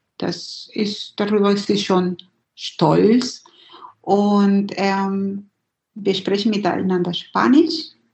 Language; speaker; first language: German; non-native, fluent; Spanish